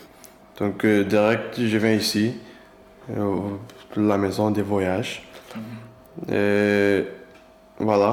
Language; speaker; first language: French; non-native, learner; Persian